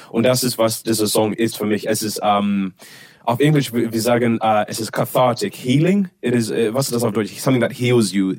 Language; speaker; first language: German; non-native, learner; English